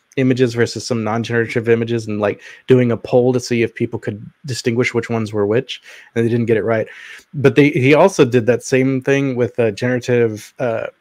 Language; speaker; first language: English; native; English